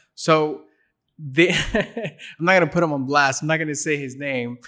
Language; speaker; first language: English; native; English